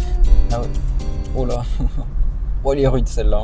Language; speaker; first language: French; native; French